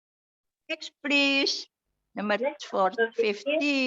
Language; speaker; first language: English; non-native, fluent; Indonesian